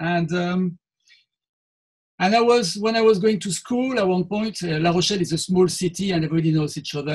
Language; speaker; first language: English; non-native, fluent; French